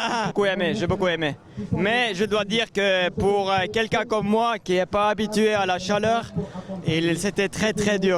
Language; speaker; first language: French; non-native, local second language; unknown